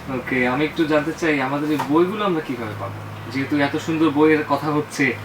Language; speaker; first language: Bangla; native; Bangla